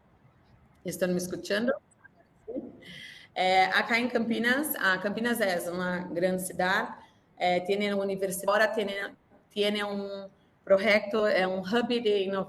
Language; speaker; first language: Spanish; non-native, learner; Portuguese